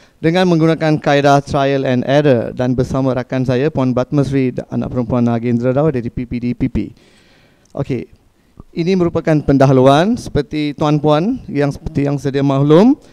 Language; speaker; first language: Malay; non-native, local second language; Tamil